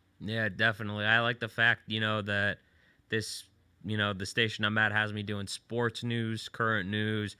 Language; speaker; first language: English; native; English